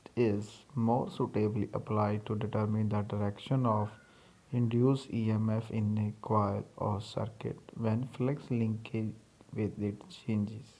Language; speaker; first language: English; non-native, local second language; Punjabi